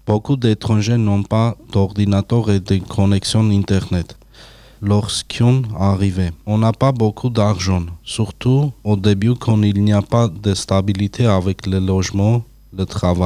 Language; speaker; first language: French; non-native, learner; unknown